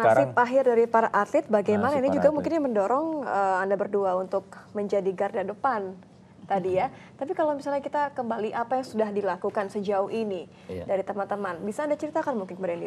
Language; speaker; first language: Indonesian; native; Indonesian